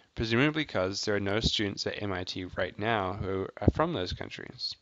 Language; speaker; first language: English; native; English